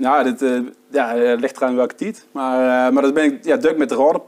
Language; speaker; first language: Dutch; native; Dutch